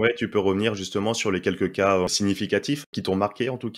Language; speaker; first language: French; native; French